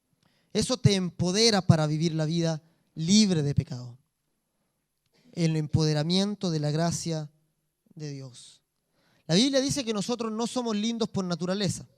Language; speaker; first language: Spanish; native; Spanish